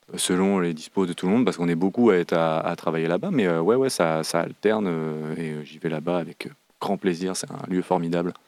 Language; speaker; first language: French; native; French